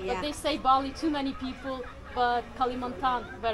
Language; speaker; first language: English; non-native, fluent; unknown